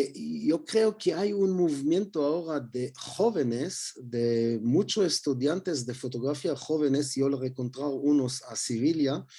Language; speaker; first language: Spanish; non-native, learner; Hebrew